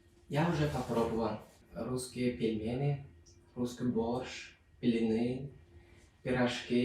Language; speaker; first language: Russian; non-native, learner; Turkmen